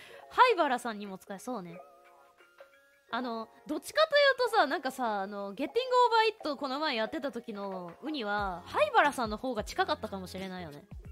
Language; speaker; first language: Japanese; native; Japanese